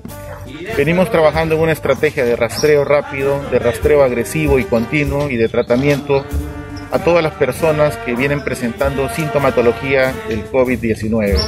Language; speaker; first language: Spanish; native; Spanish